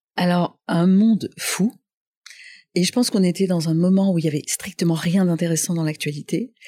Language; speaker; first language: French; non-native, local second language; Arabic